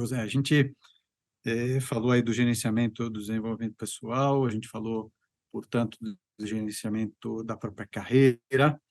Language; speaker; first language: Portuguese; native; Portuguese